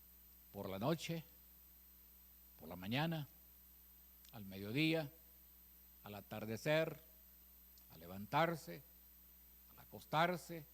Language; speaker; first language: Spanish; native; Spanish